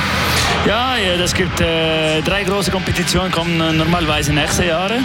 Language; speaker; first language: German; non-native, learner; French